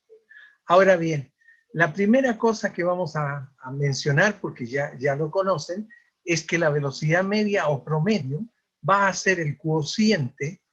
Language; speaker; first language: Spanish; native; Spanish